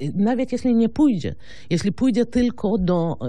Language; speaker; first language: Polish; non-native, fluent; Lithuanian